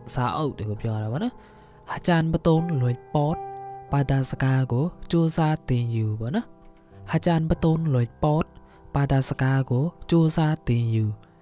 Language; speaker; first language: Burmese; non-native, local second language; Mon